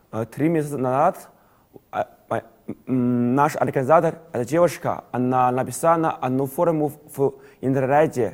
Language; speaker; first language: Russian; non-native, learner; Chinese